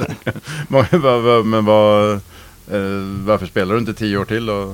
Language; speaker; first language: Swedish; native; Swedish